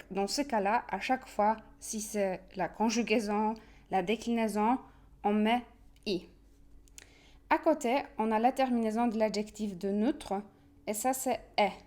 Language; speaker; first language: French; non-native, fluent; Polish